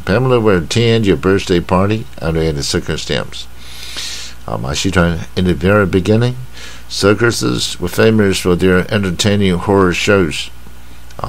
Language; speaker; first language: English; non-native, fluent; Chinese